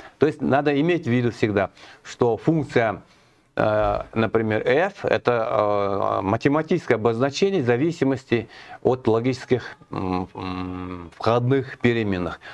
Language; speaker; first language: Russian; non-native, local second language; Kazakh